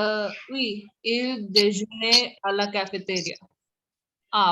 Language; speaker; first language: French; non-native, learner; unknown